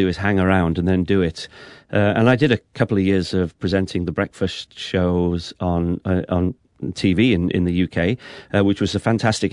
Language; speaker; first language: English; native; English